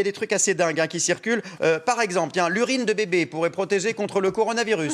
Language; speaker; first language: French; native; French